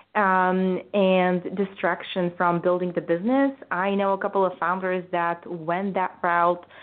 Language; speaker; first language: English; non-native, fluent; Bulgarian